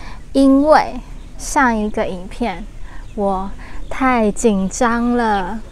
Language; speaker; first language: Chinese; non-native, learner; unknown